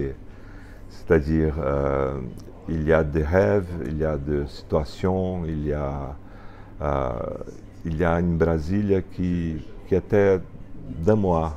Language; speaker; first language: French; non-native, fluent; Portuguese